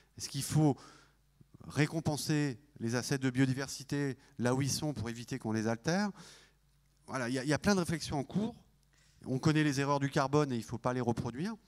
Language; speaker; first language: French; native; French